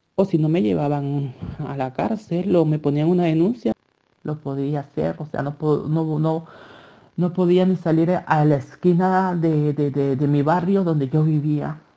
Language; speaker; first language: Spanish; native; Spanish